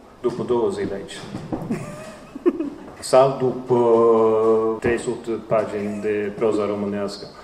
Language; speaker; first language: Romanian; non-native, fluent; Norwegian